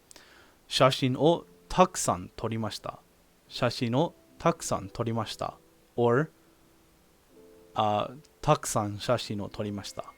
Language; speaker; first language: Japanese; non-native, learner; English